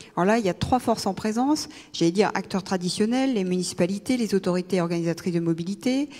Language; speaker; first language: French; native; French